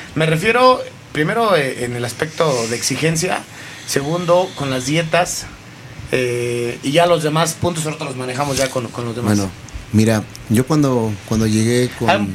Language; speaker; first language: Spanish; native; Spanish